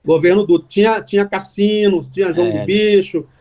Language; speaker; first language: Portuguese; native; Portuguese